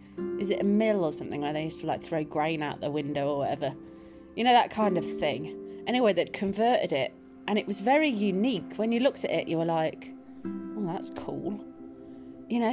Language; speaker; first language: English; native; English